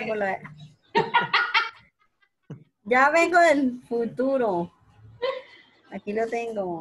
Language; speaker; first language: Spanish; native; Spanish